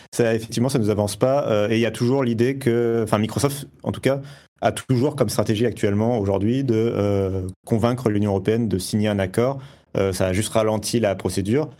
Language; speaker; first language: French; native; French